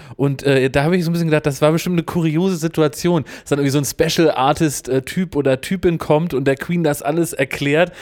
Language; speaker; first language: German; native; German